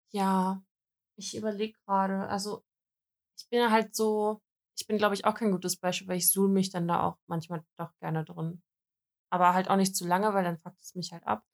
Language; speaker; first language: German; early bilingual, other home language; Russian